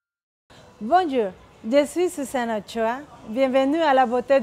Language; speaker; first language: French; non-native, fluent; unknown